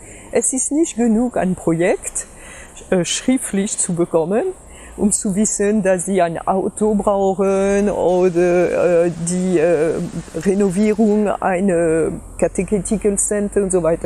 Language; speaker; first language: German; non-native, fluent; French